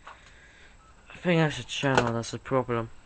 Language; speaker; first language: English; native; English